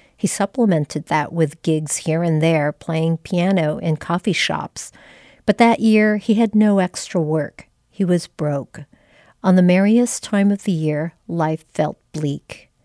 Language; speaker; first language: English; non-native, local second language; Filipino